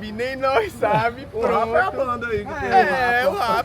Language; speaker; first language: Portuguese; native; Portuguese